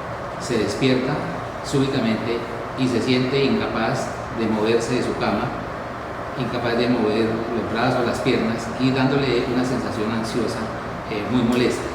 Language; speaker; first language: Spanish; native; Spanish